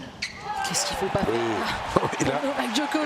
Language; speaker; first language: French; native; French